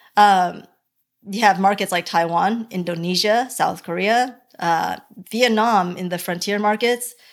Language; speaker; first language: English; early bilingual, other home language; Chinese